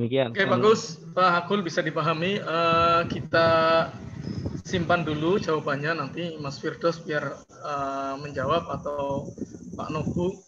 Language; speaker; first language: Indonesian; native; Indonesian